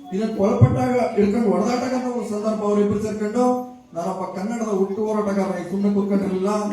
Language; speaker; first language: Kannada; native; Kannada